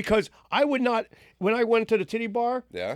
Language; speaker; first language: English; native; English